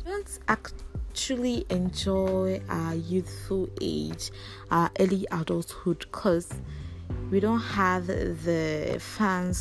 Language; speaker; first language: English; non-native, local second language; Akan